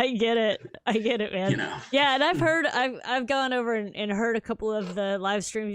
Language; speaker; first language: English; native; English